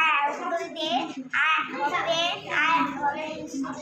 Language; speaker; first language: English; non-native, learner; Marathi